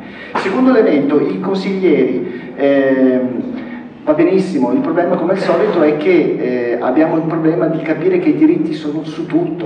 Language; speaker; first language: Italian; native; Italian